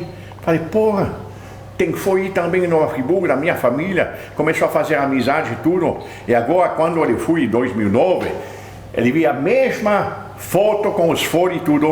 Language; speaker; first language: Portuguese; non-native, fluent; French